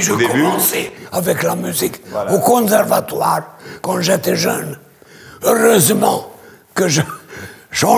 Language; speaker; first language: French; non-native, fluent; Hungarian